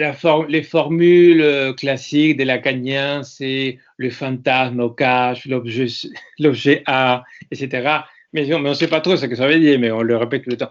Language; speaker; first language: French; non-native, fluent; Spanish